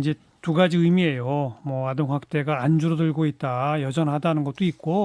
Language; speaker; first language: Korean; native; Korean